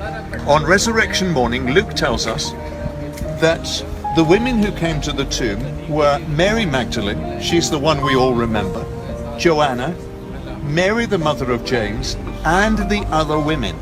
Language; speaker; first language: English; native; English